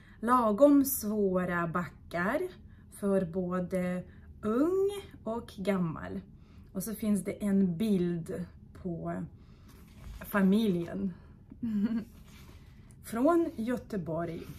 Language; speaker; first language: Swedish; non-native, fluent; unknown